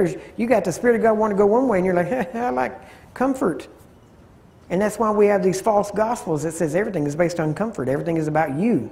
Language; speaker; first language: English; native; English